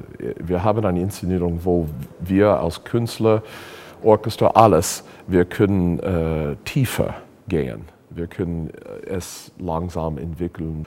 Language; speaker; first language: German; non-native, learner; English